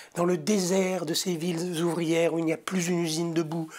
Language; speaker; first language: French; native; French